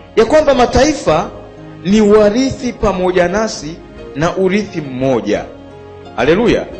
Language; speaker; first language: Swahili; native; Swahili